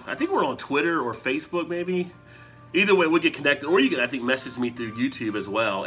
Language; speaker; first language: English; native; English